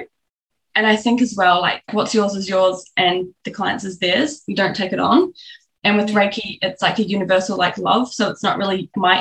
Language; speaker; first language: English; native; English